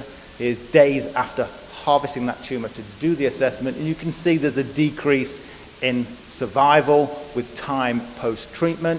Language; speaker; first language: English; native; English